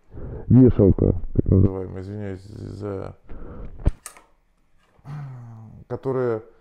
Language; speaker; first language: Russian; native; Russian